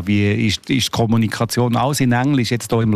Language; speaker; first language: German; native; German